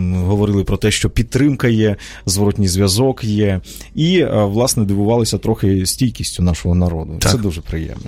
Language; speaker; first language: Ukrainian; native; Ukrainian